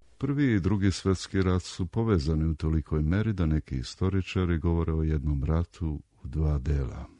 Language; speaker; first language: Serbian; native; Serbian